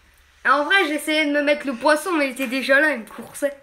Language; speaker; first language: French; native; French